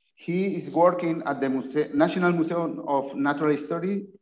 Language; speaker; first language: English; non-native, learner; Spanish